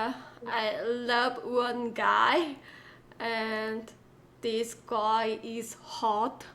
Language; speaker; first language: English; non-native, learner; Korean